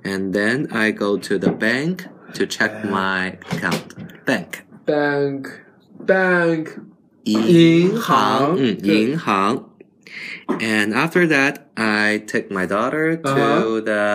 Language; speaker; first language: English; non-native, fluent; Chinese